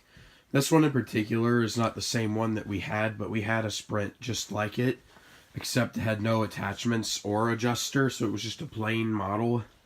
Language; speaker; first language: English; native; English